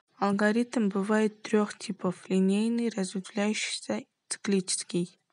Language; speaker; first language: Russian; non-native, local second language; Kyrgyz